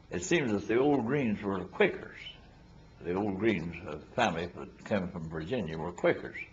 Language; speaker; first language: English; native; English